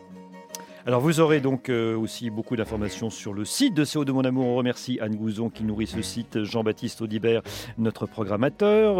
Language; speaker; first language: French; native; French